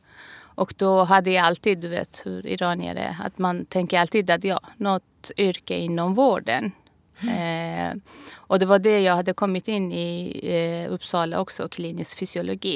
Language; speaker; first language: Swedish; non-native, fluent; Persian